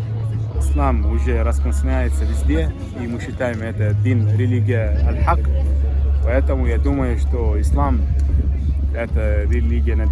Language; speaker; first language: Russian; non-native, learner; Arabic